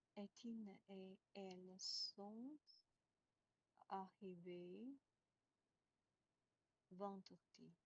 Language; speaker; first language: French; non-native, learner; Chinese